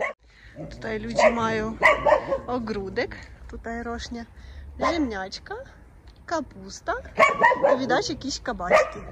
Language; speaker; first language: Polish; non-native, learner; Russian